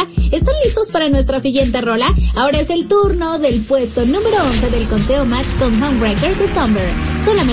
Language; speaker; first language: Spanish; native; Spanish